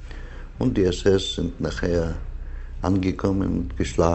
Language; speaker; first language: German; non-native, fluent; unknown